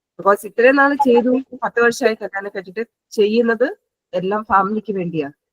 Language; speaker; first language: Malayalam; non-native, local second language; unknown